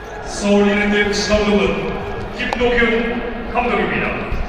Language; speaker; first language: Korean; native; Korean